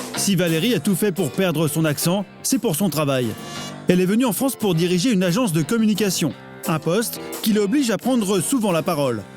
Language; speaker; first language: French; native; French